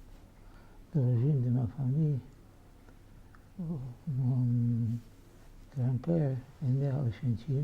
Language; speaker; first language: French; non-native, fluent; Yiddish